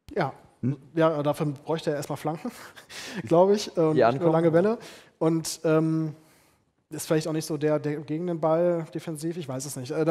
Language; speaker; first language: German; native; German